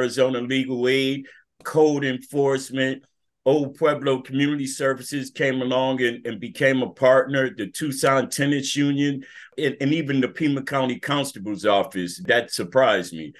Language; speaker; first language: English; native; English